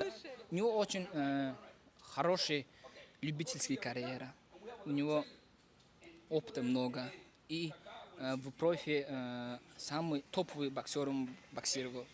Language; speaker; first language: Russian; non-native, fluent; Uzbek